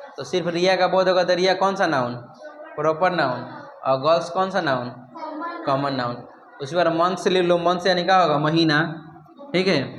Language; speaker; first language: Hindi; native; Hindi